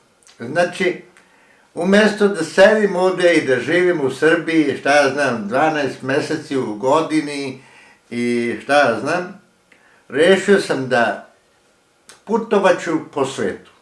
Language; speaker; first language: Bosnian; early bilingual, heritage; Croatian